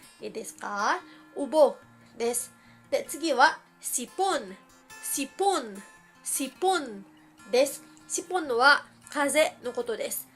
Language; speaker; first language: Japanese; early bilingual, heritage; Filipino